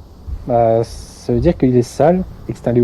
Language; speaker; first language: French; native; French